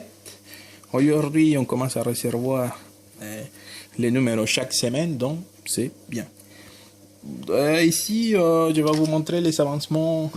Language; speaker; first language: French; non-native, fluent; Spanish